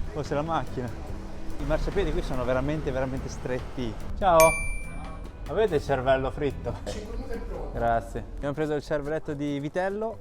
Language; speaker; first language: Italian; early bilingual, other home language; Chinese